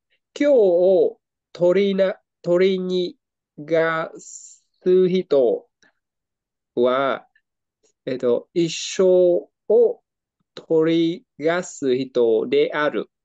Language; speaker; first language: Japanese; non-native, learner; Vietnamese